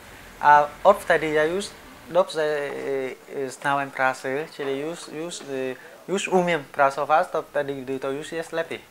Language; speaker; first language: Polish; non-native, learner; Vietnamese